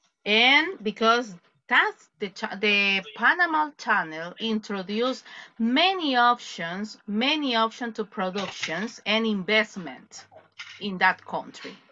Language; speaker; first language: English; non-native, fluent; Spanish